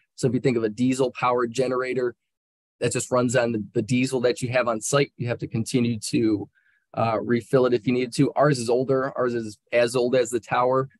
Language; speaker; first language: English; native; English